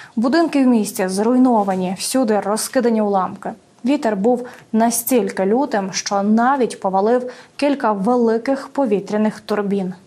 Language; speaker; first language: Ukrainian; native; Ukrainian